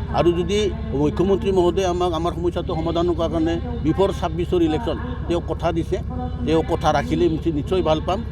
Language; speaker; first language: Assamese; non-native, local second language; Bodo